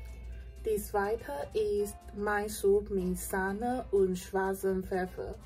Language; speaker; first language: German; non-native, learner; Chinese